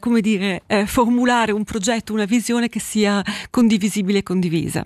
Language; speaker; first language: Italian; native; Italian